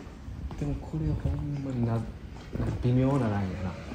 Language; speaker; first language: Japanese; native; Japanese